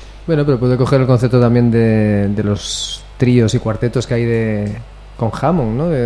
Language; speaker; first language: Spanish; native; Spanish